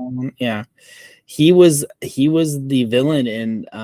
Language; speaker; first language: English; native; English